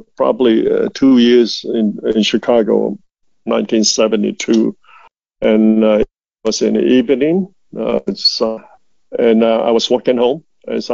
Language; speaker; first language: English; non-native, local second language; Cantonese